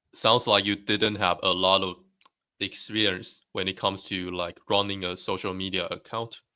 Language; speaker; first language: English; non-native, fluent; Chinese